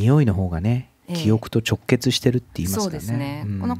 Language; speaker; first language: Japanese; native; Japanese